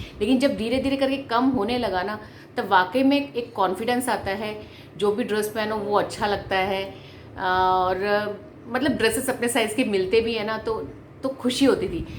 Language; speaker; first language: Hindi; non-native, local second language; Malayalam